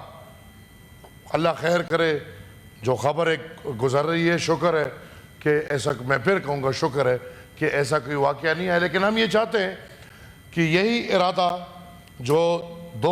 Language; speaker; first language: Urdu; non-native, local second language; Pashto